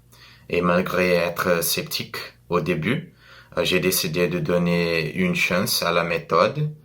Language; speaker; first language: French; non-native, learner; Portuguese